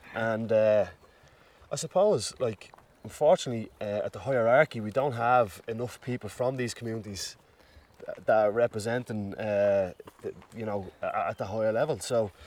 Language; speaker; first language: English; native; English